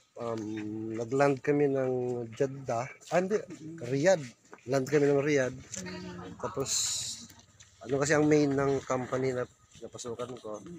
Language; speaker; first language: Filipino; native; Filipino